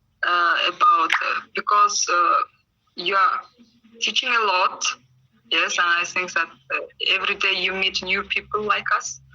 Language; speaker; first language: English; non-native, learner; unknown